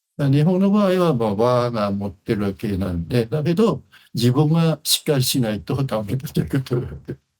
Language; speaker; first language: Japanese; non-native, fluent; Khmer